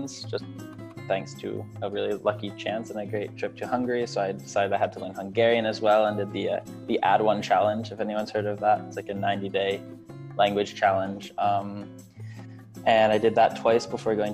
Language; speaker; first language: English; native; English